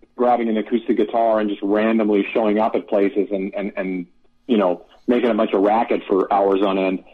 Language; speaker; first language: English; native; English